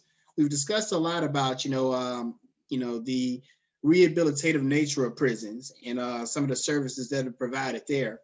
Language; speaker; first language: English; native; English